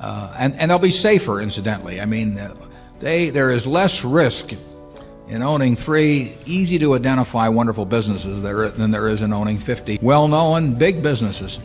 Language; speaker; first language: English; native; English